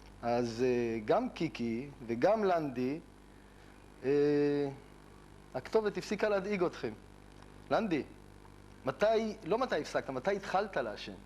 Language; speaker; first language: Hebrew; native; Hebrew